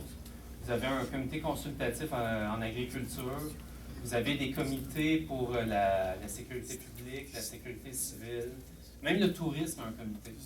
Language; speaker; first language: French; native; French